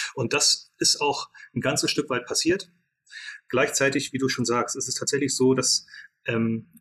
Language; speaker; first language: German; native; German